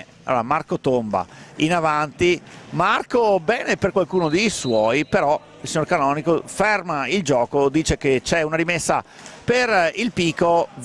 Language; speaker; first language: Italian; native; Italian